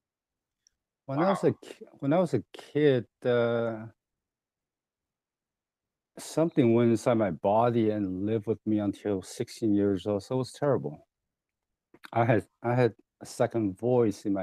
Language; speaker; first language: English; non-native, fluent; Chinese